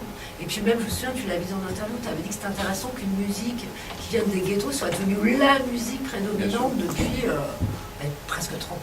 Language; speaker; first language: French; native; French